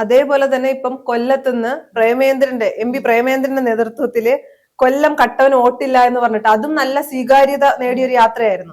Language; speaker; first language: Malayalam; native; Malayalam